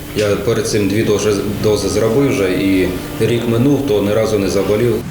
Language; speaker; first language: Ukrainian; native; Ukrainian